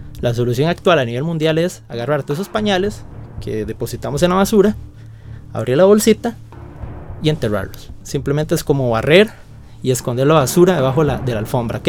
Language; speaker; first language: Spanish; native; Spanish